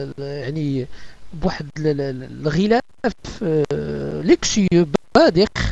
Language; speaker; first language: Arabic; native; Arabic